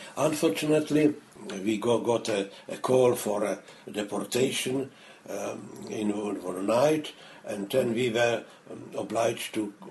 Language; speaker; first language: English; non-native, fluent; Czech